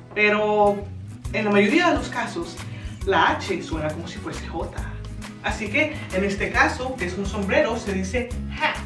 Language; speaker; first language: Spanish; native; Spanish